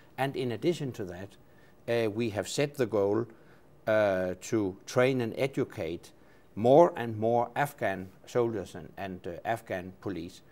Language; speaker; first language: English; non-native, fluent; Danish